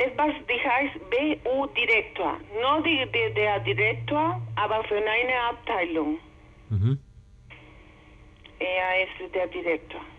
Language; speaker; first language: German; non-native, learner; Spanish